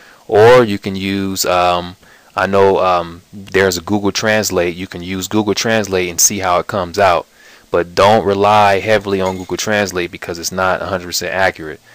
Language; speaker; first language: English; native; English